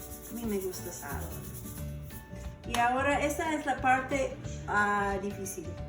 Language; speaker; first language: Spanish; non-native, learner; English